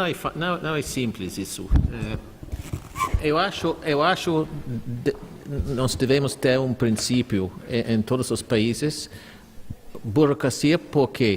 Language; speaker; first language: Portuguese; non-native, fluent; English